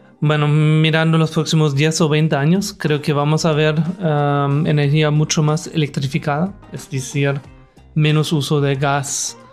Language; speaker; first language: Spanish; non-native, fluent; German